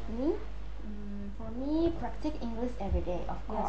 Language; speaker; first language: English; non-native, local second language; Indonesian